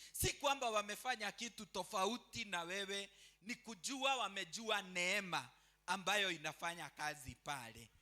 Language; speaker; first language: Swahili; non-native, local second language; Kikuyu